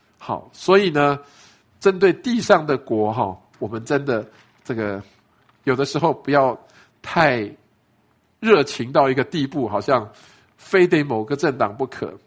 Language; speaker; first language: Chinese; native; Chinese